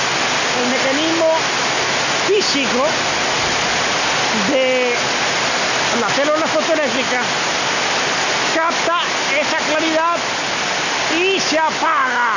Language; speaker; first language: Spanish; native; Spanish